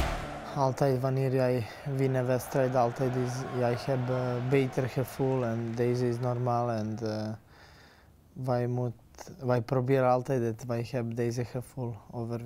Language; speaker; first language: Dutch; non-native, learner; Serbian